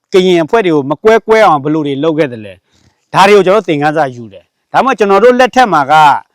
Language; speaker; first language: Burmese; non-native, local second language; S'gaw Karen